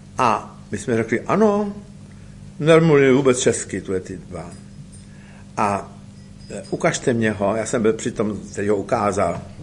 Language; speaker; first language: Czech; native; Czech